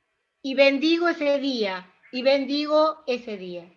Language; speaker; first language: Spanish; native; Spanish